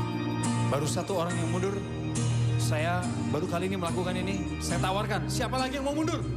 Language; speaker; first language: Indonesian; native; Indonesian